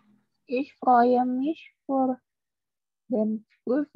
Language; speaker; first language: German; non-native, learner; Indonesian